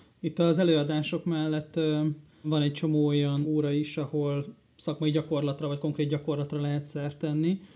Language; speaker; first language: Hungarian; native; Hungarian